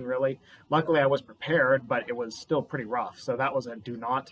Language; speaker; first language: English; native; English